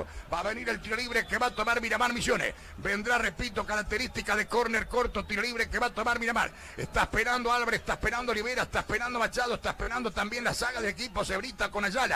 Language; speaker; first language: Spanish; native; Spanish